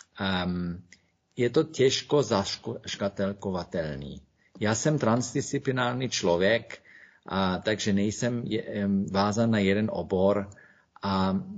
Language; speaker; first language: Czech; non-native, fluent; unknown